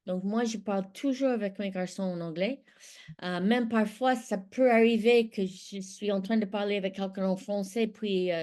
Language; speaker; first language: French; non-native, fluent; English